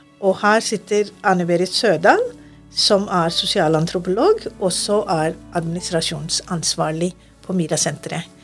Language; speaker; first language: Norwegian; non-native, fluent; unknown